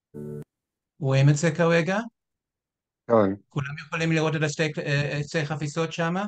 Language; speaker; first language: Hebrew; non-native, fluent; English